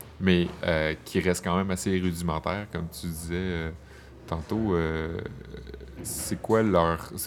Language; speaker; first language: French; native; French